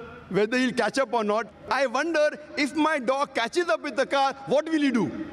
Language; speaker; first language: English; non-native, local second language; Konkani